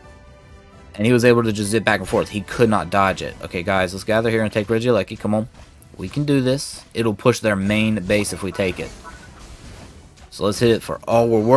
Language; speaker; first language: English; native; English